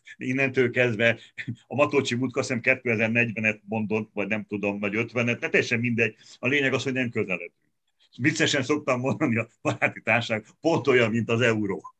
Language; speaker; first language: Hungarian; native; Hungarian